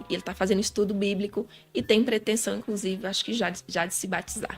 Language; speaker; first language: Portuguese; native; Portuguese